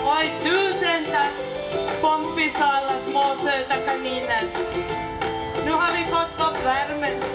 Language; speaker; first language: Swedish; native; Swedish